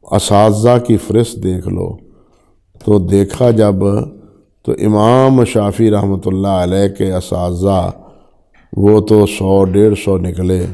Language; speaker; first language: Urdu; non-native, local second language; Punjabi